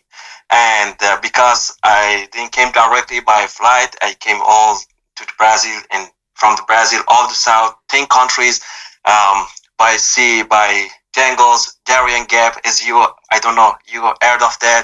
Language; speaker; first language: English; non-native, fluent; Persian